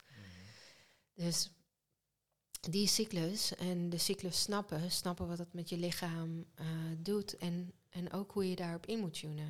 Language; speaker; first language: Dutch; early bilingual, other home language; Hebrew